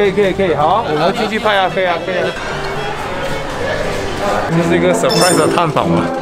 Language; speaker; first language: Chinese; native; Chinese